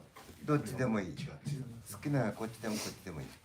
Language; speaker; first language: Japanese; native; Japanese